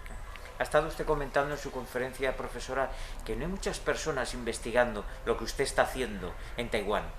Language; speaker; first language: Spanish; native; Spanish